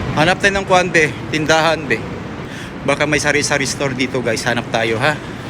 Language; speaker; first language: Filipino; non-native, local second language; Cebuano